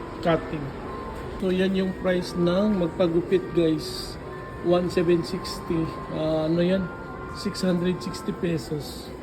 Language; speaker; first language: Filipino; native; Filipino